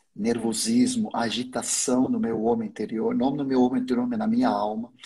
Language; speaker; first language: Portuguese; non-native, fluent; Swedish